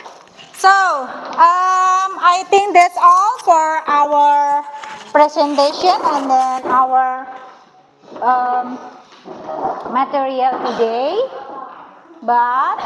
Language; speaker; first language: English; non-native, learner; Indonesian